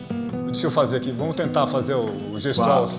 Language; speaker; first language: Portuguese; native; Portuguese